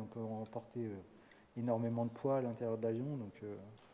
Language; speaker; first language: French; native; French